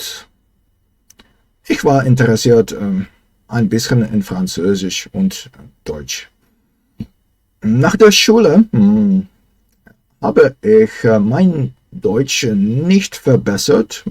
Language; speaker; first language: German; non-native, learner; Slovak